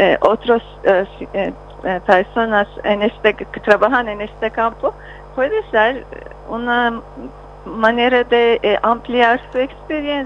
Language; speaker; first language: Spanish; non-native, fluent; Turkish